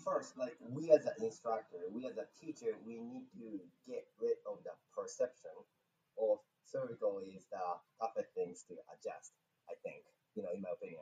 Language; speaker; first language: English; non-native, fluent; Japanese